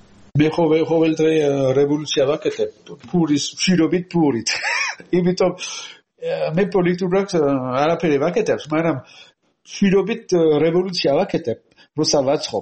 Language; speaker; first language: Georgian; non-native, learner; French